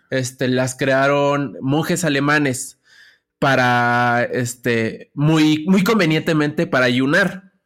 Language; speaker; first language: Spanish; native; Spanish